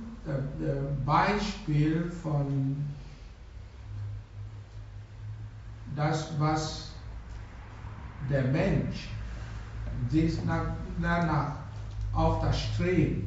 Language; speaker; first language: German; non-native, learner; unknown